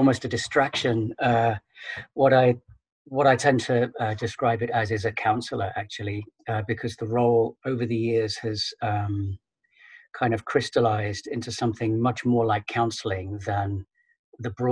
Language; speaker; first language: English; native; English